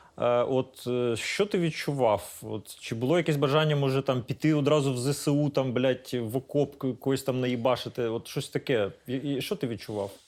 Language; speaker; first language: Ukrainian; non-native, local second language; Russian